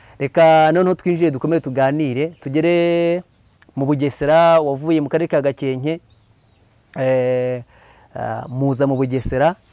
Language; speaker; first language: Kinyarwanda; native; Kinyarwanda